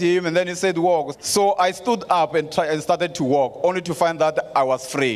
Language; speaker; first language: English; non-native, local second language; Tsonga